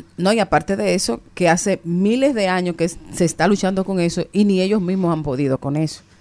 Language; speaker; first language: Spanish; native; Spanish